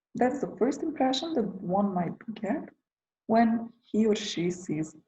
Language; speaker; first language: English; non-native, fluent; Macedonian